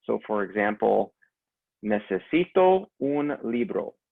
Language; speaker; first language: Spanish; non-native, fluent; English